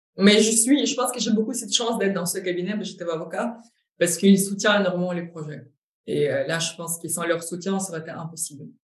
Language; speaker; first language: French; non-native, fluent; Ukrainian